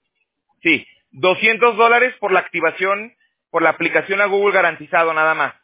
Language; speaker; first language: Spanish; native; Spanish